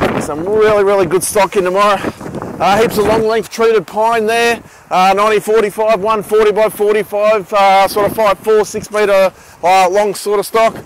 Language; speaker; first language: English; native; English